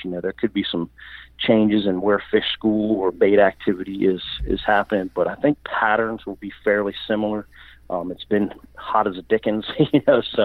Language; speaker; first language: English; native; English